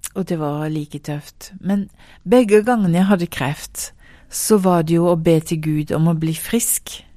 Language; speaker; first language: Norwegian; early bilingual, heritage; Norwegian